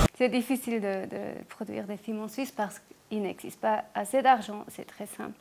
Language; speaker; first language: French; non-native, local second language; German